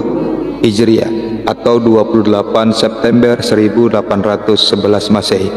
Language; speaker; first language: Indonesian; native; Indonesian